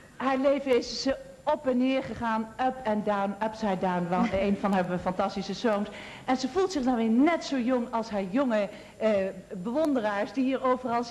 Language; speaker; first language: Dutch; native; Dutch